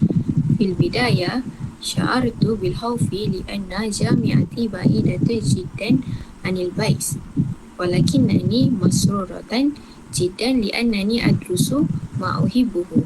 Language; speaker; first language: Arabic; non-native, learner; Malay